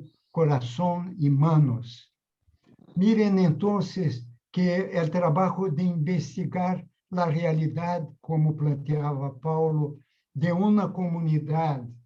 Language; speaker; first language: Spanish; non-native, fluent; Portuguese